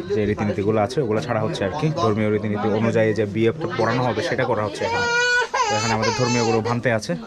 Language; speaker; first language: Bangla; non-native, local second language; Chakma